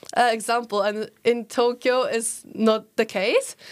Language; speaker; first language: English; non-native, learner; Japanese